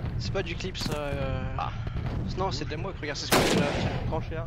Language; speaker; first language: French; native; French